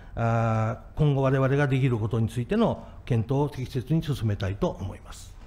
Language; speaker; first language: Japanese; native; Japanese